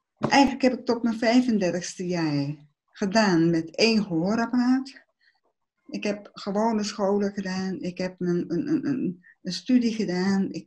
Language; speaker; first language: Dutch; early bilingual, other home language; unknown